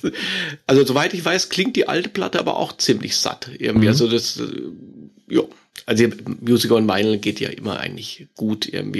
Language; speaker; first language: German; native; German